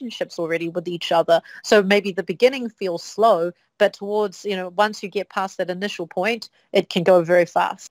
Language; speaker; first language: English; native; English